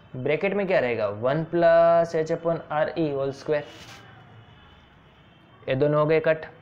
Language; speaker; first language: Hindi; non-native, local second language; Gujarati